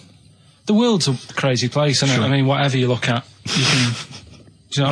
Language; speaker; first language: English; native; English